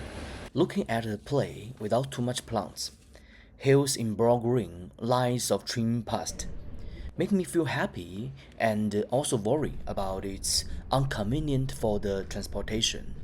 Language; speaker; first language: English; non-native, learner; Chinese